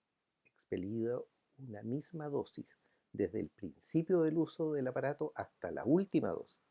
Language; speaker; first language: Spanish; native; Spanish